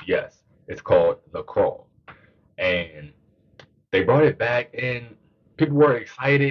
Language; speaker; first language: English; native; English